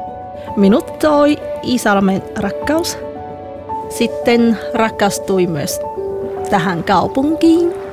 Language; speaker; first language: Finnish; non-native, fluent; Chinese